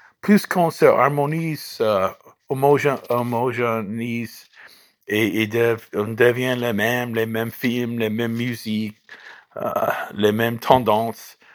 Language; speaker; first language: French; non-native, fluent; English